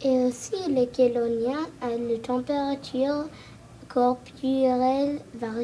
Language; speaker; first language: French; non-native, learner; English